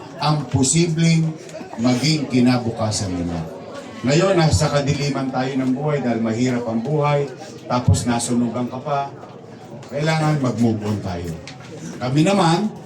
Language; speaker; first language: Filipino; native; Filipino